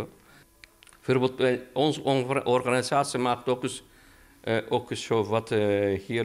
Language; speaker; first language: Dutch; non-native, learner; Turkish